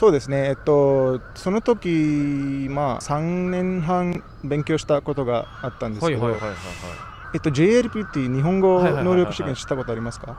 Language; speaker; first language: Japanese; non-native, fluent; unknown